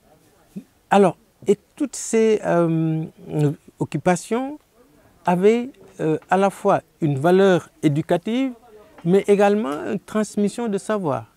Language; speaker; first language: French; non-native, local second language; Wolof